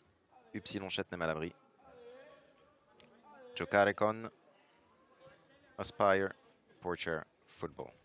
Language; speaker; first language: Italian; non-native, fluent; French